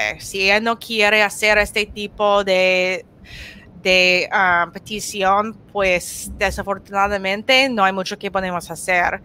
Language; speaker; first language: Spanish; non-native, learner; English